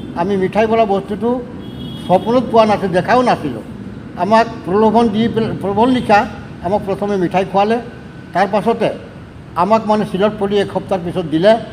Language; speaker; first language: Assamese; non-native, local second language; Odia